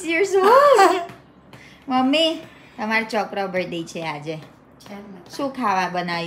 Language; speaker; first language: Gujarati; non-native, learner; Filipino